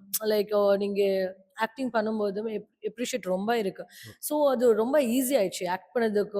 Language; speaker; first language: Tamil; non-native, learner; Malayalam